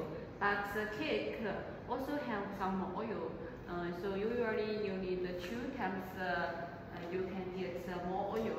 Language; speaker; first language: English; non-native, learner; Chinese